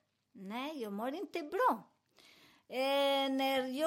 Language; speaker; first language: Swedish; non-native, learner; Spanish